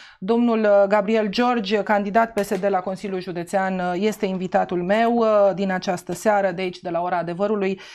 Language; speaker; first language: Romanian; native; Romanian